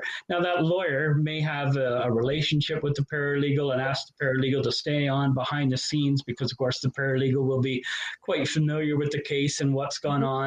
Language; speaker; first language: English; native; English